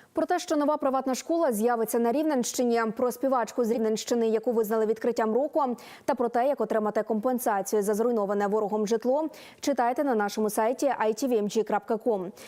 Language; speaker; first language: Ukrainian; native; Ukrainian